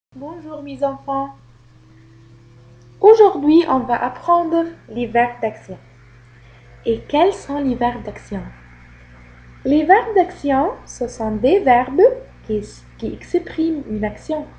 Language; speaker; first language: French; non-native, fluent; Arabic